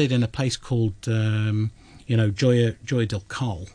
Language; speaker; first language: English; native; English